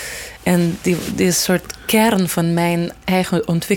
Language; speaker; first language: Dutch; non-native, fluent; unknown